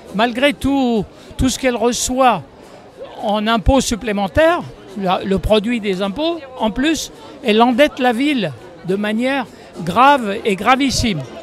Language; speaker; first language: French; native; French